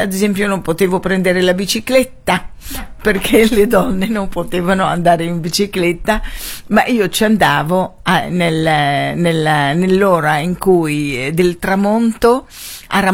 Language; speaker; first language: Italian; non-native, fluent; Arabic